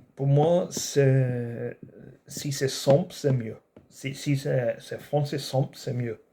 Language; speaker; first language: French; non-native, learner; English